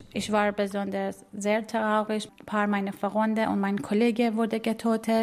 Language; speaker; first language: German; non-native, learner; Persian